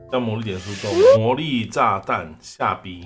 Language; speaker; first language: Chinese; native; Chinese